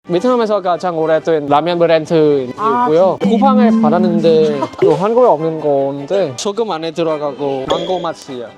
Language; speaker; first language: Korean; non-native, learner; Vietnamese